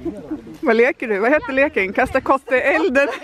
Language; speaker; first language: Swedish; native; Swedish